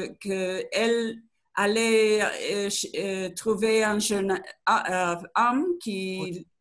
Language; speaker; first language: French; non-native, learner; Spanish